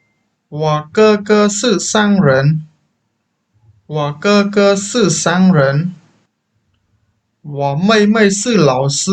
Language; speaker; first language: Chinese; non-native, fluent; Khmer